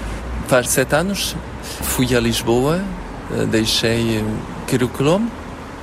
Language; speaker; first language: Portuguese; early bilingual, heritage; French